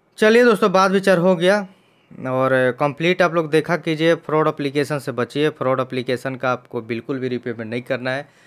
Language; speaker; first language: Hindi; native; Hindi